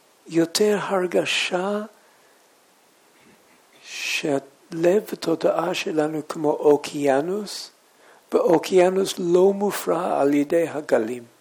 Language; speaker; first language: Hebrew; non-native, fluent; English